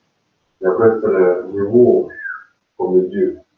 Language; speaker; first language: French; non-native, learner; Russian